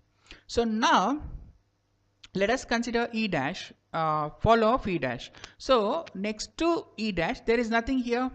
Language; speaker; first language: English; non-native, local second language; Kannada